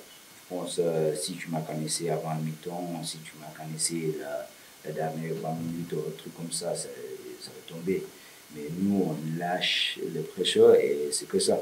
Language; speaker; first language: French; non-native, learner; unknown